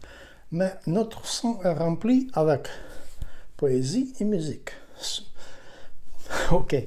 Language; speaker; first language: French; non-native, learner; Ukrainian